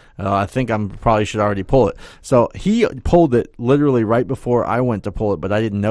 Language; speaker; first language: English; native; English